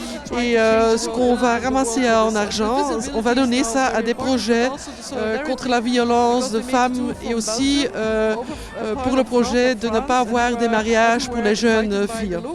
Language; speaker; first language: French; non-native, fluent; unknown